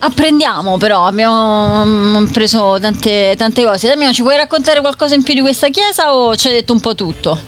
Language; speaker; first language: Italian; native; Italian